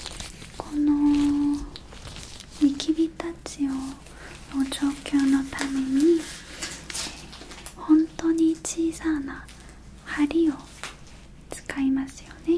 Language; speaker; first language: Japanese; non-native, learner; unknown